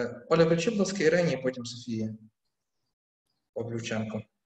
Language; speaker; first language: Ukrainian; native; Ukrainian